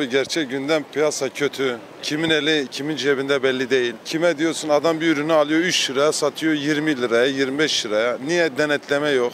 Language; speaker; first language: Turkish; native; Turkish